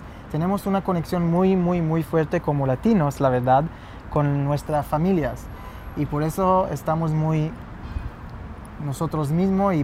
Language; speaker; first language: Spanish; non-native, fluent; Hebrew